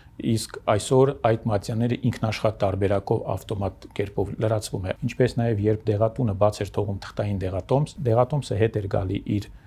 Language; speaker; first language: Armenian; native; Armenian